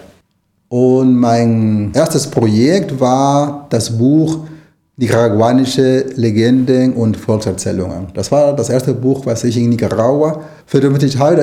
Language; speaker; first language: German; non-native, fluent; Spanish